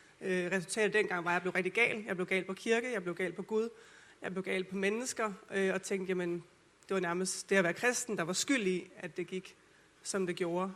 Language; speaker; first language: Danish; native; Danish